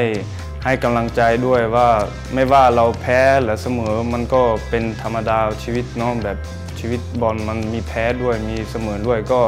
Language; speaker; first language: Thai; early bilingual, heritage; Thai